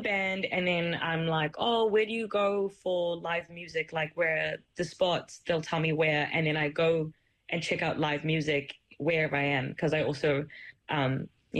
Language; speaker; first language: English; native; English